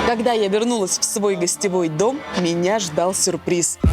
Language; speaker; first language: Russian; native; Russian